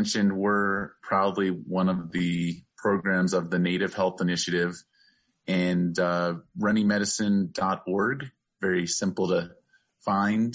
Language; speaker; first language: English; native; English